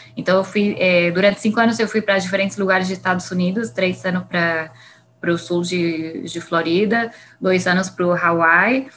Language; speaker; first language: Portuguese; non-native, fluent; Spanish